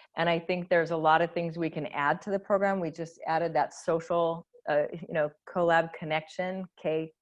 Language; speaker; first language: English; native; English